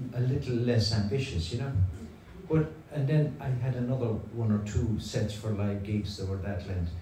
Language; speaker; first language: English; native; English